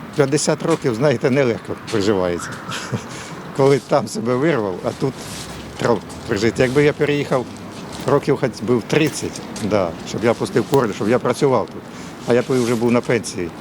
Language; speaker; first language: Ukrainian; native; Ukrainian